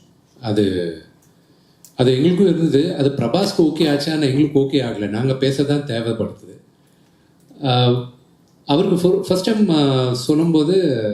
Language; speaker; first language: Tamil; early bilingual, heritage; Telugu